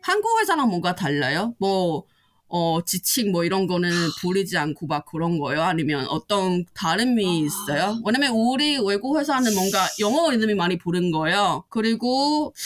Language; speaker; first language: Korean; non-native, fluent; Chinese